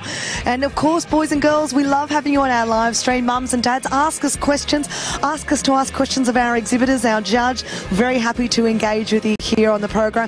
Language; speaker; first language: English; native; English